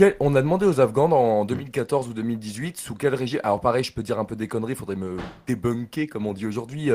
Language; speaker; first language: French; native; French